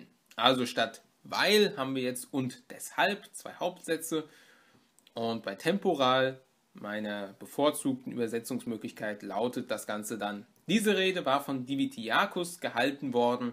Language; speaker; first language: German; native; German